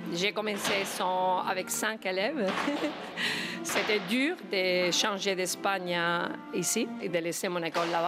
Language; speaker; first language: French; non-native, fluent; Spanish